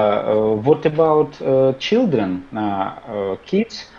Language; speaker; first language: English; non-native, learner; Russian